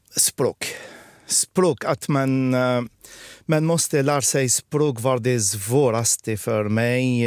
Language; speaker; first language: Swedish; non-native, fluent; Arabic